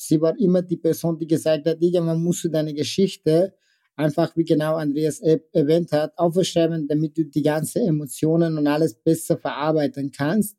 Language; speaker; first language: German; non-native, fluent; Persian